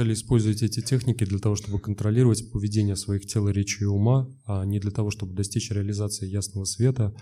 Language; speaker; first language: Russian; native; Russian